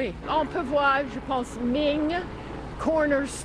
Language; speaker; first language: French; non-native, fluent; English